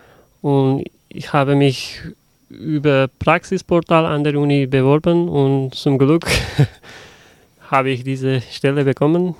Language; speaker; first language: German; non-native, learner; Uzbek